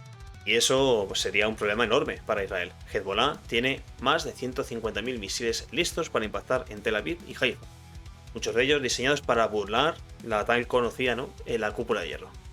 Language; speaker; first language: Spanish; native; Spanish